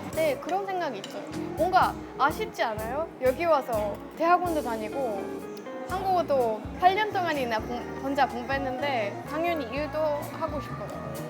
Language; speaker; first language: Korean; non-native, fluent; Estonian